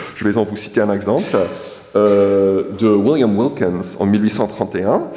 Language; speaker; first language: French; non-native, fluent; English